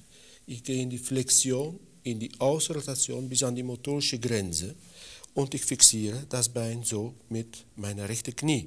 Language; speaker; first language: German; non-native, fluent; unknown